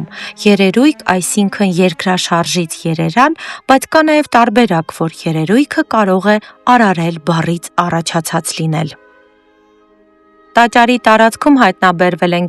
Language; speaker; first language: Armenian; native; Armenian